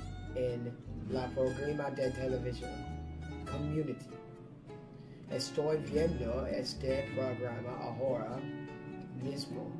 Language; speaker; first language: Spanish; non-native, learner; English